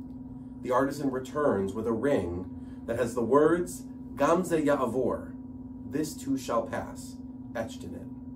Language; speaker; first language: English; native; English